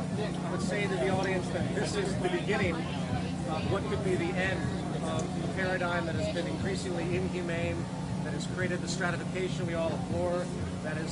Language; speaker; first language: English; native; English